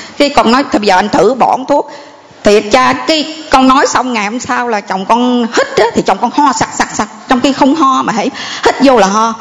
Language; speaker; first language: Vietnamese; native; Vietnamese